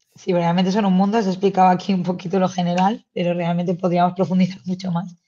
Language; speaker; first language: Spanish; native; Spanish